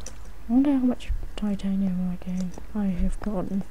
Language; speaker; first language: English; native; English